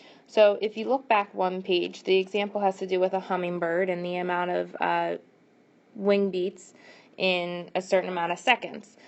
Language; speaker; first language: English; native; English